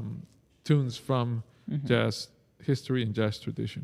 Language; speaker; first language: English; non-native, fluent; Spanish